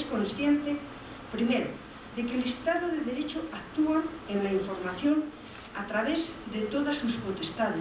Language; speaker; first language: Spanish; native; Spanish